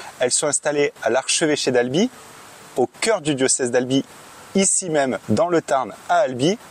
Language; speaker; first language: French; native; French